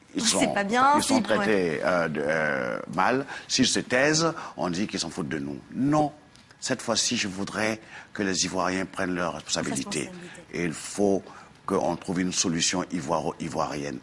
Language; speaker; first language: French; non-native, local second language; Dyula